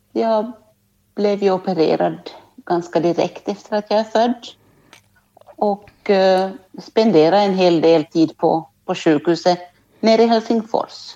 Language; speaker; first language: Swedish; native; Swedish